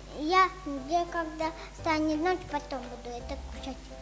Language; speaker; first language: Russian; non-native, learner; Tajik